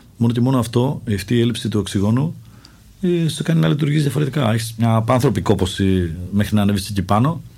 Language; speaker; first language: Greek; early bilingual, other home language; Czech